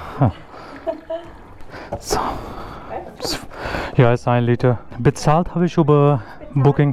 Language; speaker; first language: German; non-native, learner; Urdu